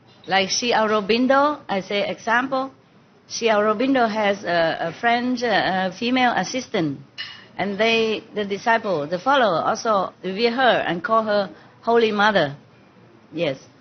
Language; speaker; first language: English; non-native, fluent; Vietnamese